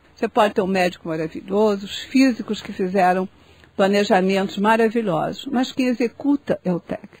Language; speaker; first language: Portuguese; native; Portuguese